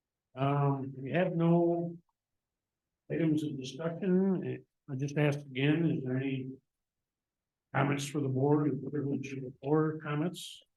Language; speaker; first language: English; native; English